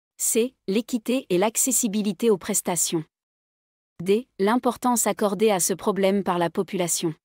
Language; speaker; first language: French; non-native, local second language; Arabic